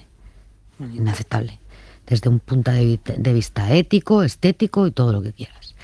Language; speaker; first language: Spanish; native; Spanish